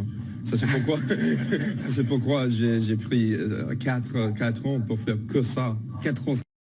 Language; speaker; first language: French; non-native, learner; English